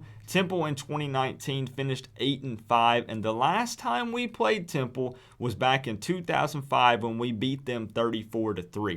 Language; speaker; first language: English; native; English